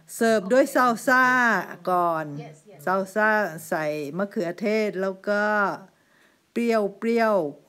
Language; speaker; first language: Thai; native; Thai